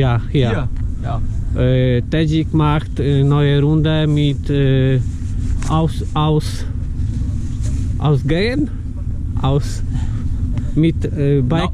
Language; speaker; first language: German; non-native, learner; Polish